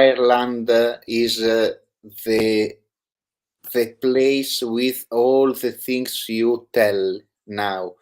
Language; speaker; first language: English; non-native, learner; Italian